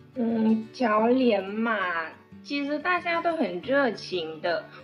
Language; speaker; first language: Chinese; non-native, fluent; Vietnamese